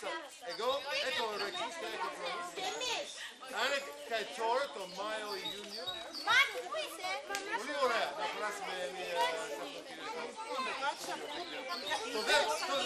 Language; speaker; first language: Greek; non-native, learner; English